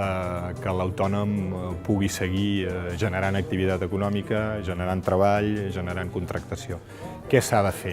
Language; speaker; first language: Catalan; native; Catalan